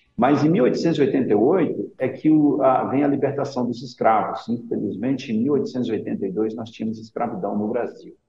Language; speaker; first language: Portuguese; native; Portuguese